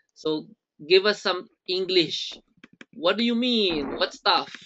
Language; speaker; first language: English; non-native, local second language; Filipino